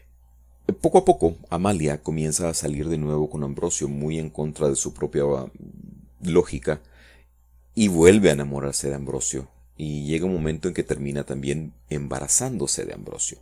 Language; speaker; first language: Spanish; native; Spanish